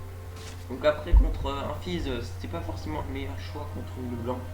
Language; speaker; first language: French; native; French